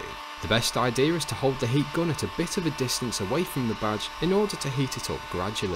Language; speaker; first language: English; native; English